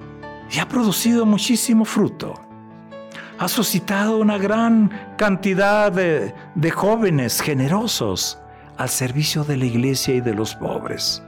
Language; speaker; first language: Spanish; native; Spanish